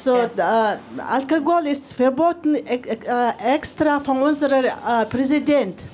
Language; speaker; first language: German; non-native, fluent; Mongolian